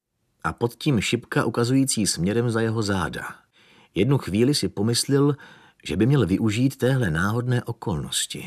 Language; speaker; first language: Czech; native; Czech